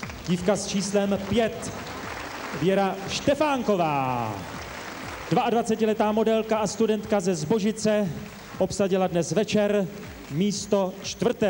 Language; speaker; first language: Czech; native; Czech